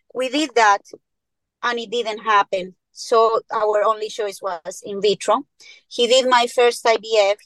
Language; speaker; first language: English; non-native, fluent; Spanish